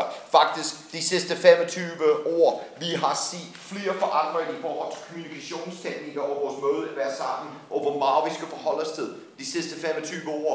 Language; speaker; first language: Danish; non-native, fluent; English